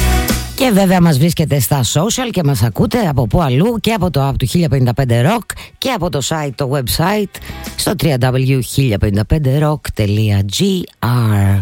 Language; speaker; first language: Greek; native; Greek